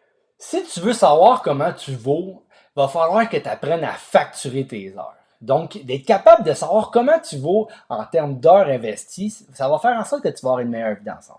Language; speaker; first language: French; native; French